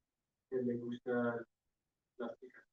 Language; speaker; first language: Spanish; non-native, learner; English